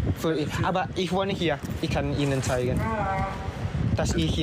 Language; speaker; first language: German; non-native, learner; Indonesian